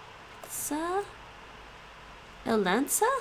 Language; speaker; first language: Portuguese; non-native, learner; English